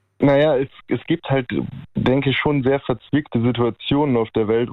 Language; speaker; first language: German; native; German